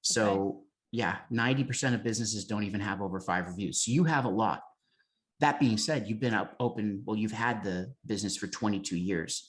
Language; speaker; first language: English; native; English